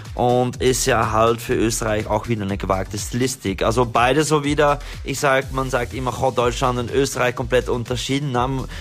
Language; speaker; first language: German; non-native, fluent; Dutch